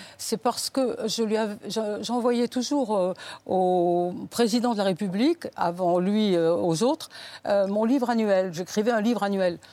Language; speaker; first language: French; native; French